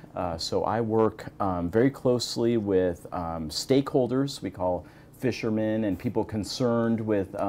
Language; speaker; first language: English; native; English